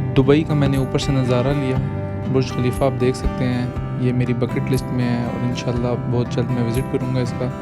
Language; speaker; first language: Urdu; non-native, local second language; Punjabi